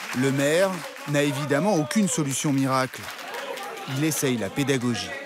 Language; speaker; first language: French; native; French